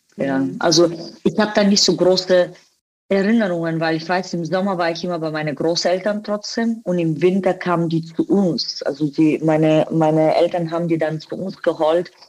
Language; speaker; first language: German; non-native, fluent; Bulgarian